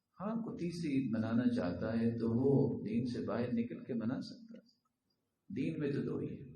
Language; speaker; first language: Urdu; non-native, local second language; Northern Hindko